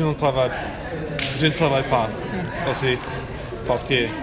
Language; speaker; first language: French; non-native, learner; English